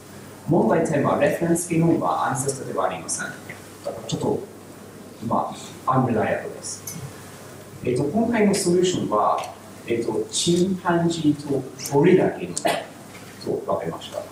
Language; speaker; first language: Japanese; non-native, learner; English